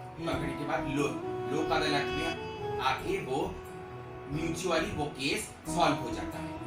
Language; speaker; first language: Hindi; non-native, local second language; Bangla